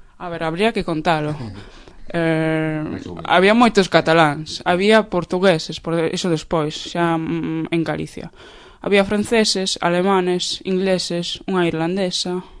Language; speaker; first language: Galician; non-native, fluent; Polish